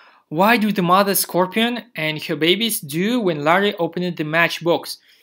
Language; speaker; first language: English; non-native, fluent; Kazakh